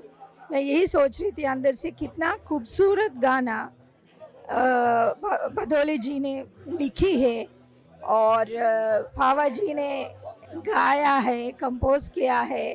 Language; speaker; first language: Hindi; non-native, fluent; Sinhala